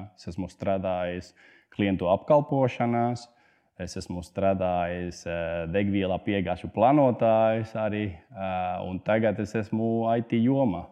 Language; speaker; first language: Latvian; non-native, fluent; Spanish